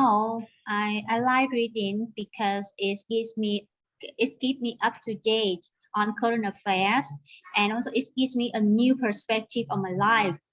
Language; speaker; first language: English; non-native, learner; Vietnamese